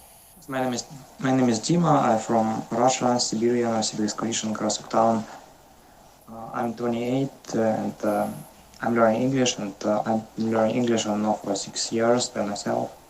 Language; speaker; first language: English; non-native, learner; Russian